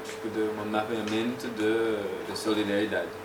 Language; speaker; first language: Portuguese; non-native, fluent; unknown